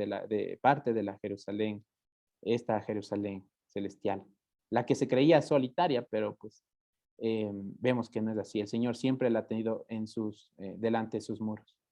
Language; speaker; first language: Spanish; native; Spanish